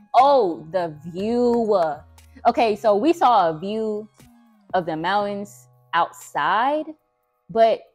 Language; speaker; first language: English; native; English